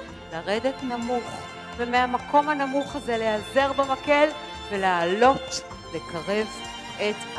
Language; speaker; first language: Hebrew; native; Hebrew